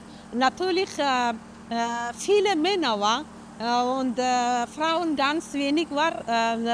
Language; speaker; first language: German; non-native, learner; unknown